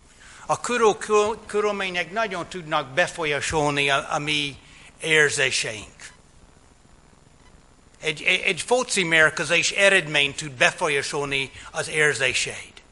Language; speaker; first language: Hungarian; non-native, fluent; English